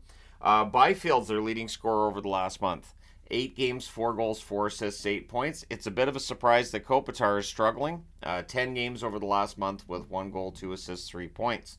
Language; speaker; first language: English; native; English